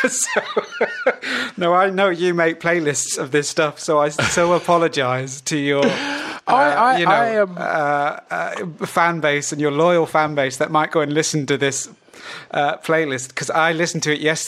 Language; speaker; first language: English; native; English